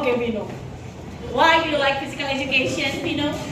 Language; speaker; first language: English; non-native, learner; Indonesian